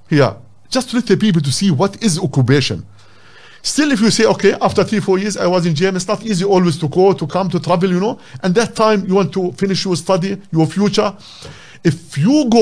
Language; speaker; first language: English; non-native, learner; Arabic